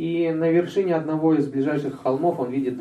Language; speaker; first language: Russian; native; Russian